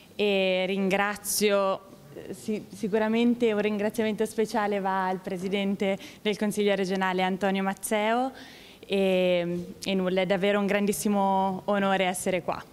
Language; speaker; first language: Italian; native; Italian